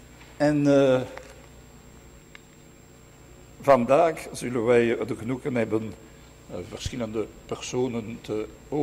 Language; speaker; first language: Dutch; non-native, fluent; French